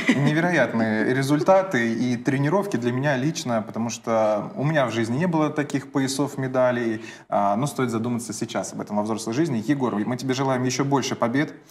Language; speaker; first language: Russian; native; Russian